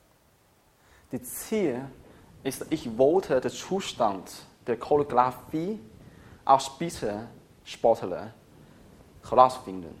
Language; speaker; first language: German; non-native, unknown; Chinese